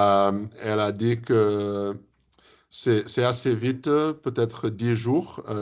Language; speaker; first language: French; early bilingual, heritage; English